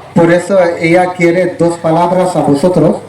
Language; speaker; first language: Spanish; non-native, fluent; Telugu